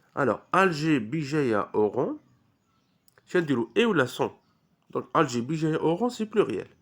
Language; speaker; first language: French; non-native, local second language; Arabic